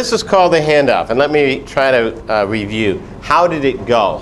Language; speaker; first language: English; native; English